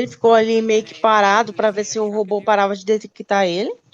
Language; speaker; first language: Portuguese; native; Portuguese